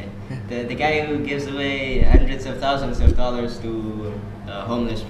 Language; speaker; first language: English; non-native, fluent; Indonesian